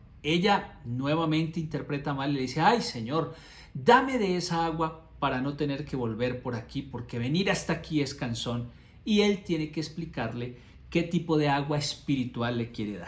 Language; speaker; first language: Spanish; native; Spanish